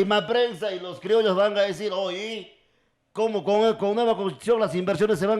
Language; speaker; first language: Spanish; native; Spanish